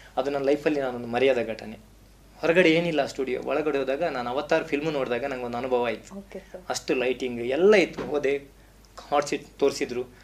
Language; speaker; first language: Kannada; non-native, local second language; Tulu